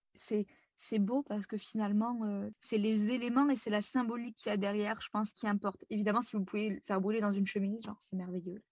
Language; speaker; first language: French; native; French